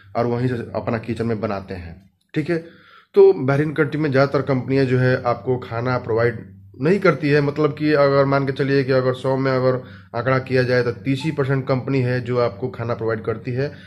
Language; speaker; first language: Hindi; native; Hindi